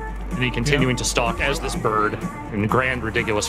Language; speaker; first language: English; native; English